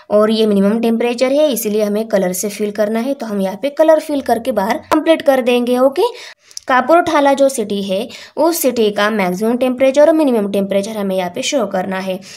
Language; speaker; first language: Hindi; non-native, local second language; Marathi